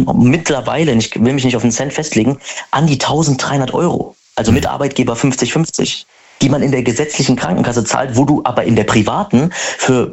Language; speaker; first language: German; native; German